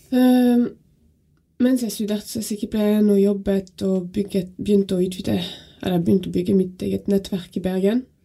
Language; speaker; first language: Norwegian; non-native, fluent; French